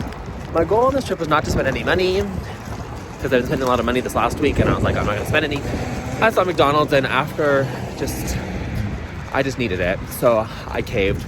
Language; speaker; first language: English; native; English